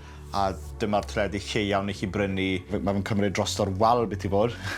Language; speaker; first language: Welsh; native; Welsh